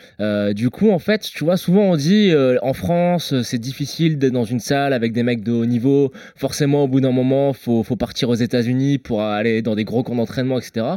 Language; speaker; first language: French; native; French